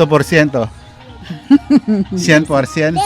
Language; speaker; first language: Spanish; non-native, learner; Filipino